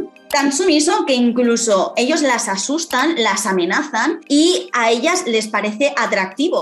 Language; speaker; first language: Spanish; native; Spanish